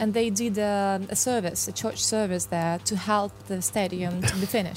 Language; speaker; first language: English; non-native, fluent; Russian